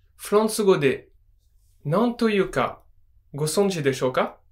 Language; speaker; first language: Japanese; non-native, fluent; French